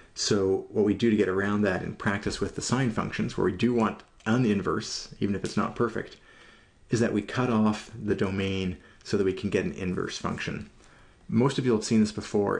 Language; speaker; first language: English; native; English